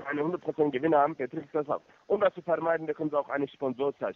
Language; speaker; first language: German; non-native, fluent; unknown